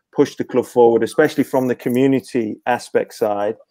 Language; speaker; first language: English; native; English